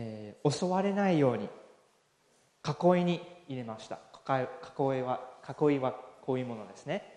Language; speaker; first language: Japanese; non-native, fluent; English